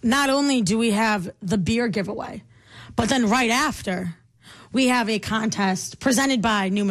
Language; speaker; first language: English; native; English